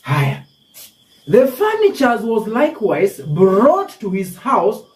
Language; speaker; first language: English; non-native, local second language; Swahili